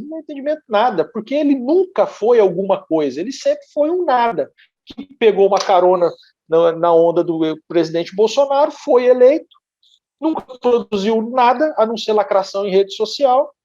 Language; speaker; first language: Portuguese; native; Portuguese